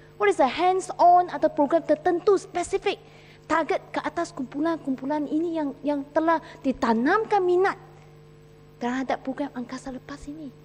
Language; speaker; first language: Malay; non-native, local second language; Chinese